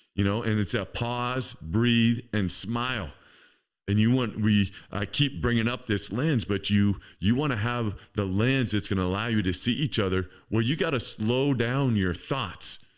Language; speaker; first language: English; native; English